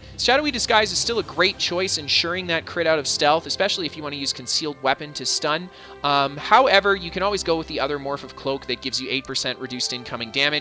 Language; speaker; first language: English; native; English